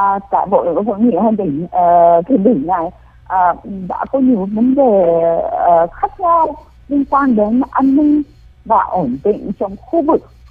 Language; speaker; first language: Vietnamese; non-native, fluent; Ukrainian